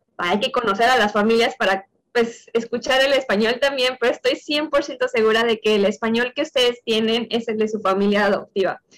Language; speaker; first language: Spanish; native; Spanish